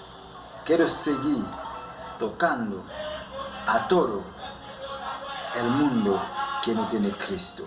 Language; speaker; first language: Spanish; non-native, learner; Haitian Creole